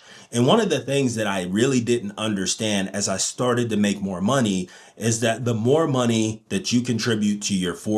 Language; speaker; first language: English; native; English